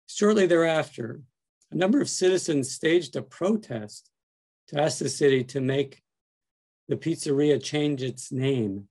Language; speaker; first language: English; native; English